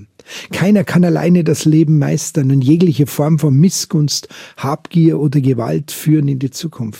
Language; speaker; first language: German; native; German